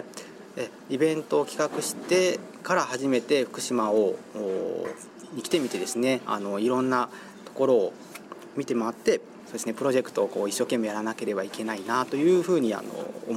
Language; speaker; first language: Japanese; native; Japanese